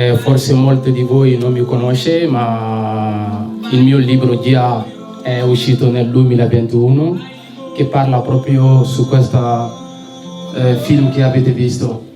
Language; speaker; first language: Italian; non-native, fluent; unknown